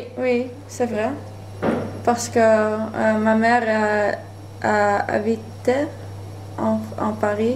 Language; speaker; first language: French; non-native, learner; Dutch